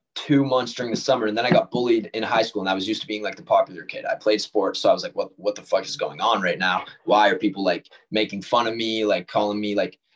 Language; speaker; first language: English; native; English